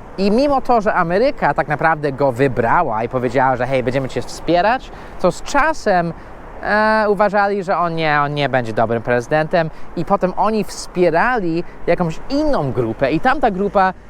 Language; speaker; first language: Polish; non-native, fluent; English